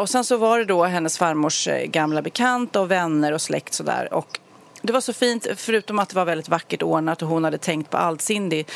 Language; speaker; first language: Swedish; native; Swedish